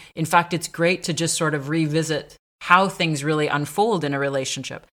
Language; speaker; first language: English; native; English